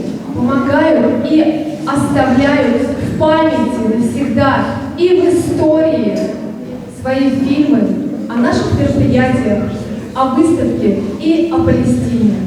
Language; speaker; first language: Russian; native; Russian